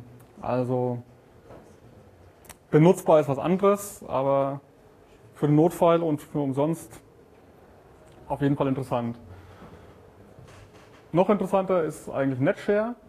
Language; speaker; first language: German; native; German